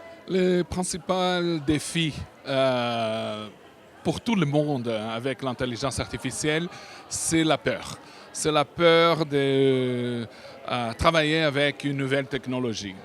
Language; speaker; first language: French; non-native, fluent; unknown